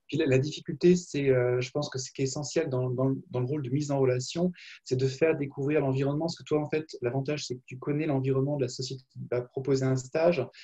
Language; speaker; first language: French; native; French